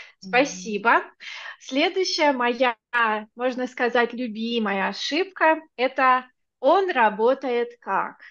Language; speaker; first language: Russian; native; Russian